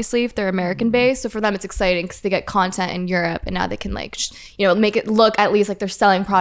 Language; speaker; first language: English; early bilingual, other home language; French